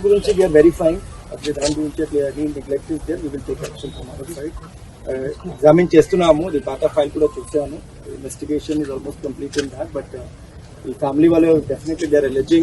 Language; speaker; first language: Telugu; non-native, local second language; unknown